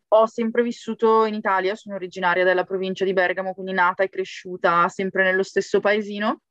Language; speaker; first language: Italian; native; Italian